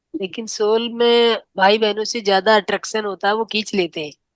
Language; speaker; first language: Hindi; native; Hindi